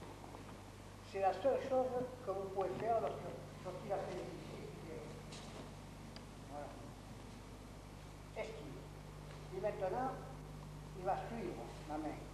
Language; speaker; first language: French; native; French